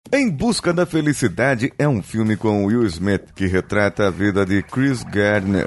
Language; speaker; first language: Portuguese; native; Portuguese